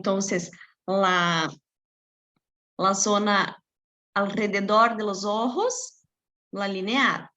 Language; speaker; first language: Spanish; non-native, fluent; Portuguese